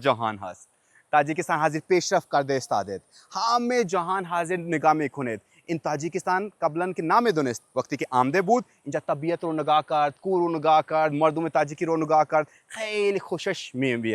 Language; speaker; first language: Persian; non-native, learner; Urdu